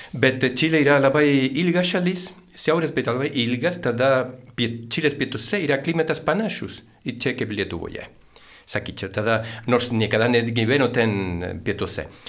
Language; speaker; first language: Lithuanian; non-native, fluent; Spanish